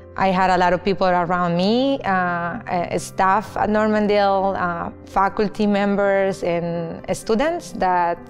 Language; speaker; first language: English; non-native, fluent; Spanish